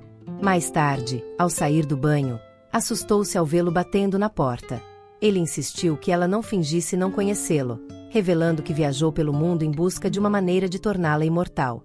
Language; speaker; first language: Portuguese; native; Portuguese